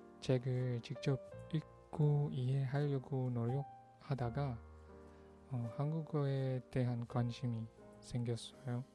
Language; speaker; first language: Korean; non-native, learner; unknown